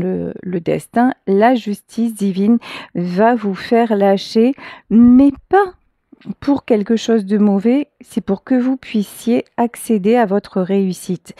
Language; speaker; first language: French; native; French